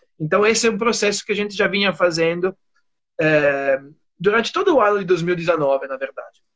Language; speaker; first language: Portuguese; non-native, fluent; Italian